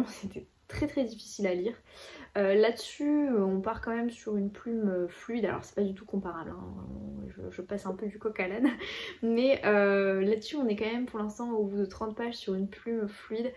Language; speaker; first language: French; native; French